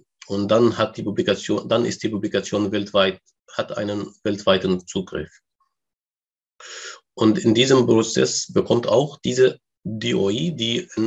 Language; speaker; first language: German; non-native, learner; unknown